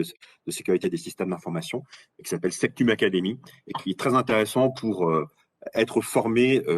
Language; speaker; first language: French; native; French